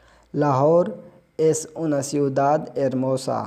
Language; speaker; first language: Spanish; non-native, fluent; Urdu